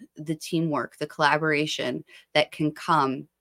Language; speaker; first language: English; native; English